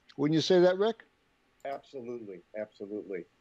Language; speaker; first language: English; native; English